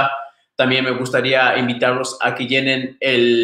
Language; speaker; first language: Spanish; early bilingual, other home language; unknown